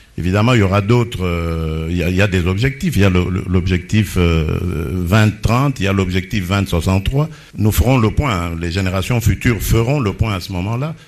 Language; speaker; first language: French; non-native, local second language; Lingala